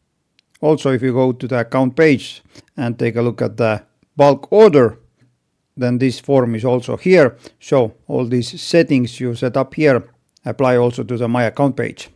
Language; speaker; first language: English; non-native, fluent; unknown